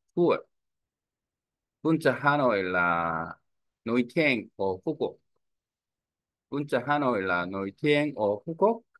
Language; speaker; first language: Vietnamese; non-native, learner; Korean